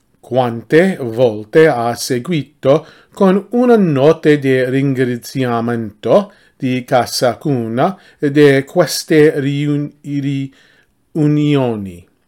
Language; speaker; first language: Italian; non-native, learner; English